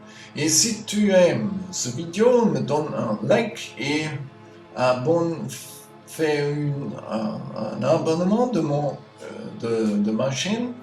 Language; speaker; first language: French; non-native, fluent; German